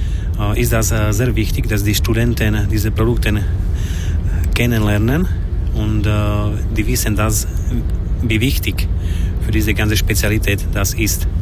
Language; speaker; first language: German; non-native, learner; Slovak